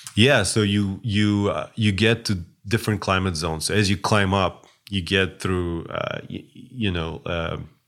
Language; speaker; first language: English; non-native, fluent; Russian